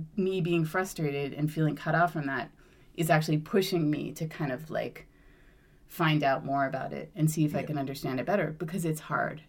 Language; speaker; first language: English; native; English